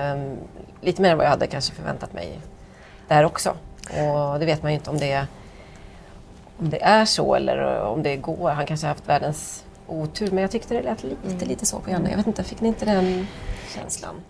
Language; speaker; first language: Swedish; native; Swedish